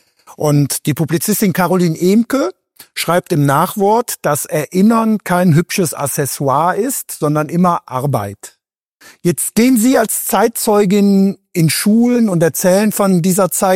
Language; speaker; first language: German; native; German